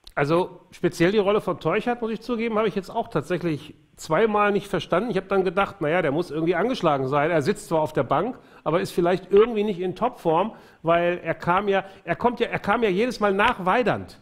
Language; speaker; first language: German; native; German